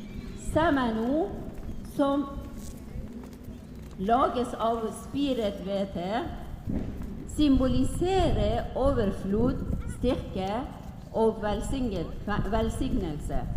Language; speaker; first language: Norwegian; non-native, fluent; Persian